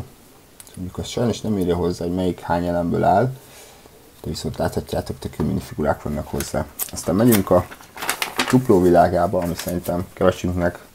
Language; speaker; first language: Hungarian; native; Hungarian